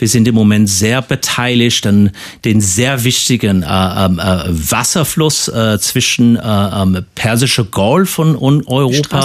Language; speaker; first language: German; non-native, fluent; English